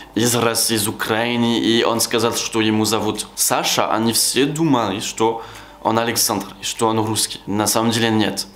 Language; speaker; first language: Russian; non-native, fluent; French